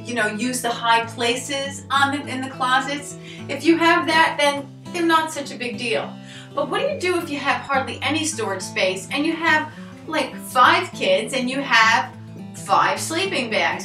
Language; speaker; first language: English; native; English